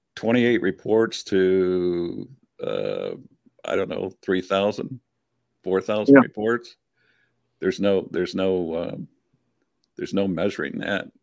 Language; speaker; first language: English; native; English